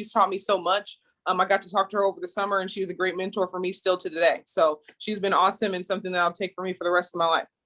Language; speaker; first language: English; native; English